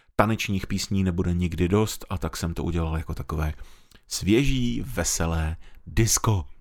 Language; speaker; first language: Czech; native; Czech